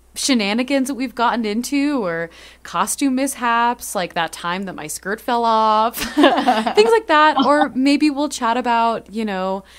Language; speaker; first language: English; native; English